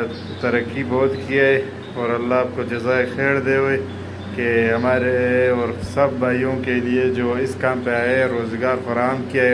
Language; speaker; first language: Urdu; non-native, local second language; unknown